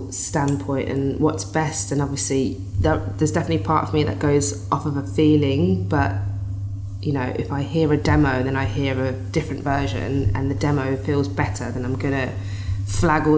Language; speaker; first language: English; native; English